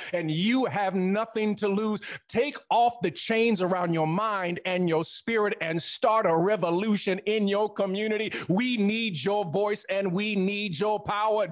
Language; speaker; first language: English; native; English